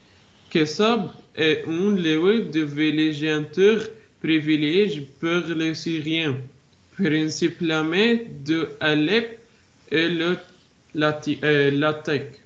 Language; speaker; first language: French; non-native, learner; Arabic